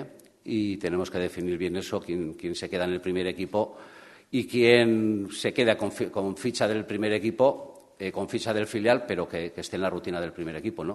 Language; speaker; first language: Spanish; native; Spanish